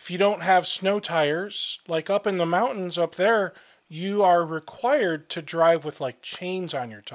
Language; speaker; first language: English; native; English